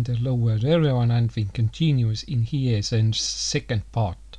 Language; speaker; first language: English; non-native, learner; Estonian